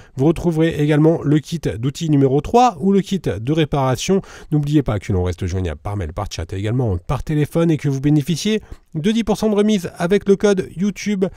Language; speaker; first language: French; native; French